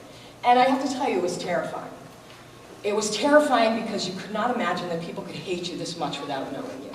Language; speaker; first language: English; native; English